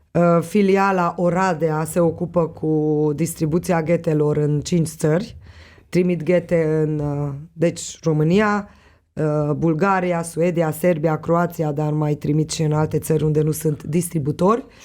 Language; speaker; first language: Romanian; non-native, local second language; Hungarian